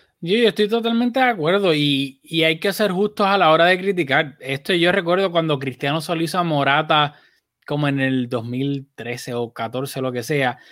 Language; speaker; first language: Spanish; native; Spanish